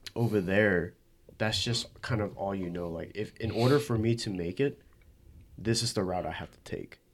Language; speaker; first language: English; early bilingual, other home language; Korean